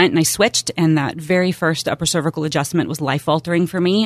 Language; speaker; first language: English; native; English